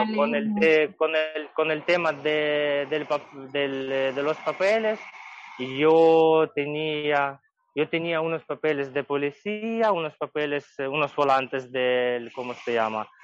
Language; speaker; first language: Spanish; non-native, fluent; Ukrainian